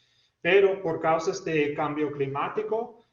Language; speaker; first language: Spanish; non-native, fluent; English